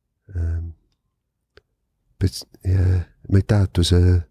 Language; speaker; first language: English; non-native, local second language; Welsh